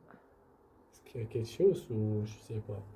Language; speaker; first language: French; native; French